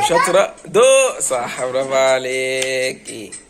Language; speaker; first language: Arabic; native; Arabic